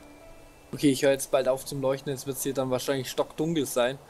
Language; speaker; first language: German; native; German